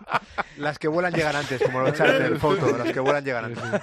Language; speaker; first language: Spanish; native; Spanish